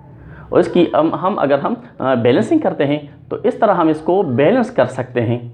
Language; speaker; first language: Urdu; non-native, local second language; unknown